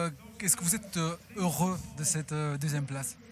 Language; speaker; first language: French; native; French